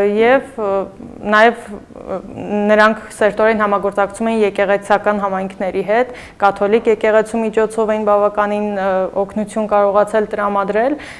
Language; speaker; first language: Armenian; native; Armenian